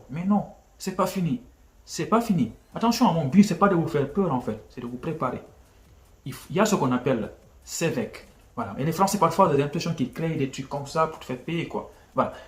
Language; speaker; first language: French; non-native, local second language; Wolof